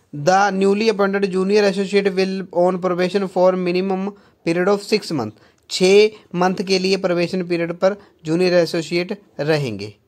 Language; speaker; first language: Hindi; non-native, local second language; Punjabi